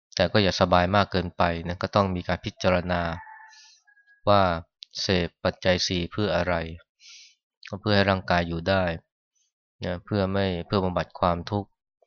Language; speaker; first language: Thai; native; Thai